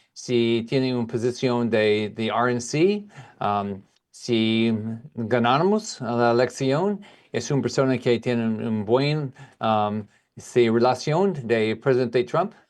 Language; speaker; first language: Spanish; non-native, learner; English